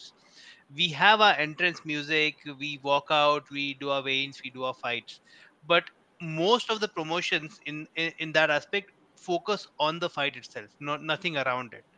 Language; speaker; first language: English; non-native, local second language; Hindi